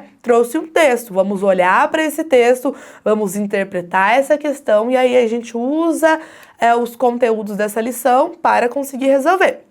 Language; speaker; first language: Portuguese; native; Portuguese